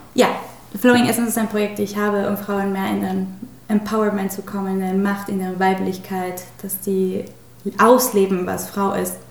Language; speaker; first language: German; non-native, fluent; Spanish